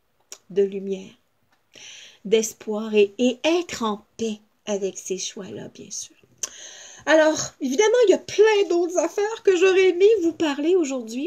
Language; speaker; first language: French; native; French